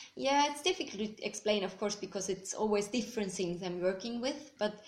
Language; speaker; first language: English; non-native, fluent; Swiss German